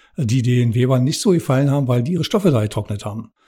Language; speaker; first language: German; native; German